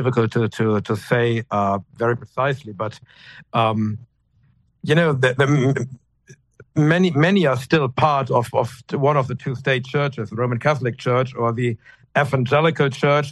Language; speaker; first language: English; non-native, fluent; German